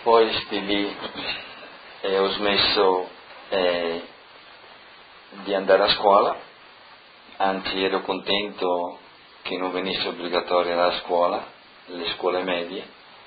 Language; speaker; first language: Italian; non-native, local second language; Friulian